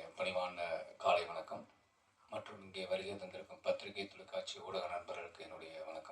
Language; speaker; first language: Tamil; native; Tamil